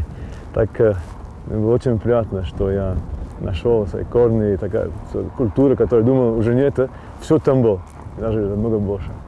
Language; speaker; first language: Russian; early bilingual, heritage; Russian